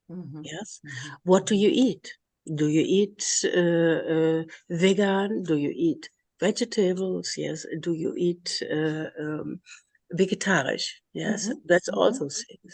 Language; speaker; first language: English; non-native, learner; German